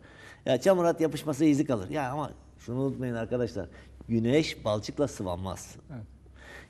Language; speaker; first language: Turkish; native; Turkish